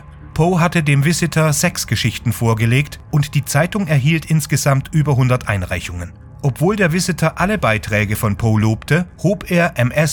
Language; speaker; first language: German; native; German